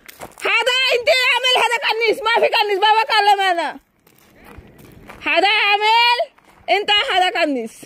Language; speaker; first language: Arabic; non-native, learner; Bangla